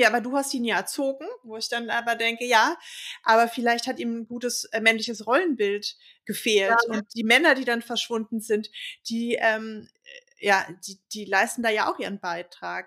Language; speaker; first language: German; native; German